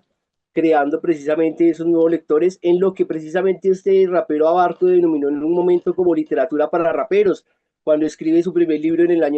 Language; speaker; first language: Spanish; native; Spanish